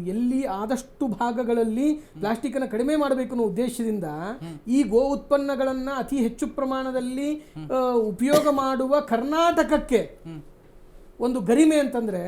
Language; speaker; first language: Kannada; native; Kannada